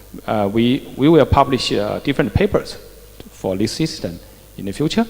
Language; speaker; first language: English; non-native, fluent; Chinese